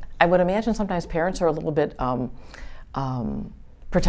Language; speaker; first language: English; native; English